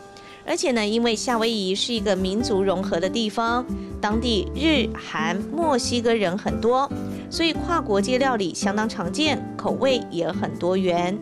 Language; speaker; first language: Chinese; native; Chinese